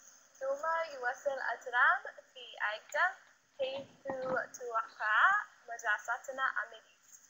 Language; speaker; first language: Arabic; non-native, learner; English